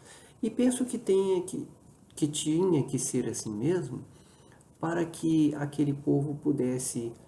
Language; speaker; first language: Portuguese; native; Portuguese